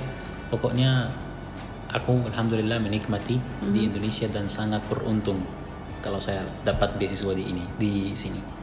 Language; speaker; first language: Indonesian; non-native, fluent; Arabic